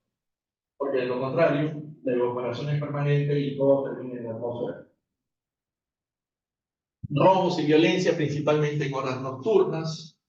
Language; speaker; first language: Spanish; native; Spanish